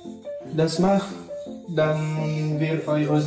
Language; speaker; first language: German; non-native, learner; Indonesian